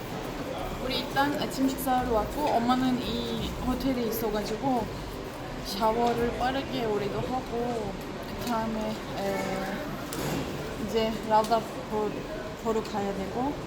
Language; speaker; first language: Korean; non-native, fluent; Turkish